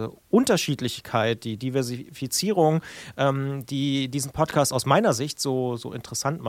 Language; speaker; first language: German; native; German